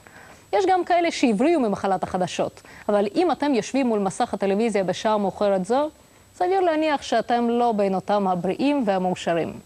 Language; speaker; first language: Hebrew; non-native, local second language; Russian